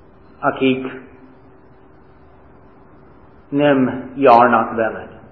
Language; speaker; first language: Hungarian; non-native, fluent; English